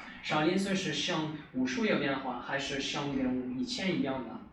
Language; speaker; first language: Chinese; non-native, learner; French